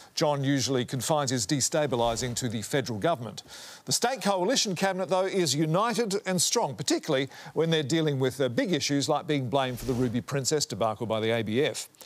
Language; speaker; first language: English; native; English